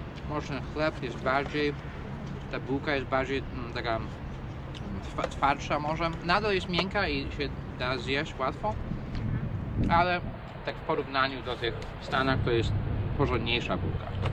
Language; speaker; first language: Polish; non-native, fluent; English